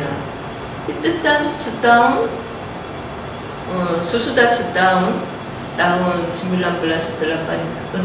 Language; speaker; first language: Indonesian; non-native, learner; Korean